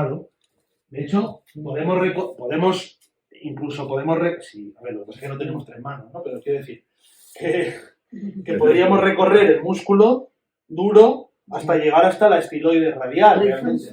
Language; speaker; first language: Spanish; native; Spanish